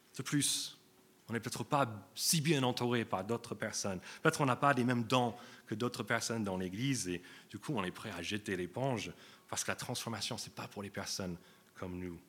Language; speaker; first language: French; non-native, fluent; English